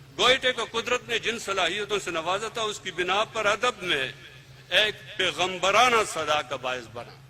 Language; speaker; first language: Urdu; non-native, local second language; Pashto